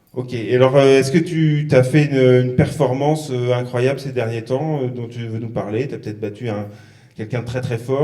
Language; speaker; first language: French; native; French